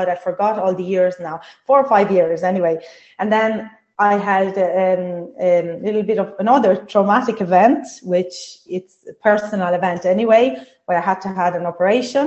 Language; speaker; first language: English; non-native, fluent; Italian